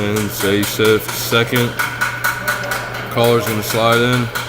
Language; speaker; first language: English; native; English